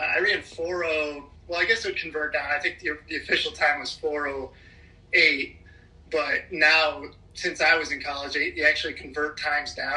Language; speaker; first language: English; native; English